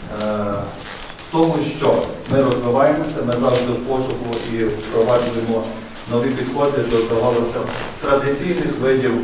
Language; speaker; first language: Ukrainian; native; Ukrainian